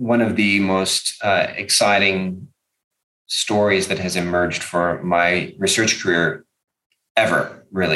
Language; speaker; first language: English; native; English